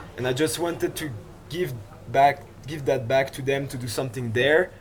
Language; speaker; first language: English; non-native, fluent; French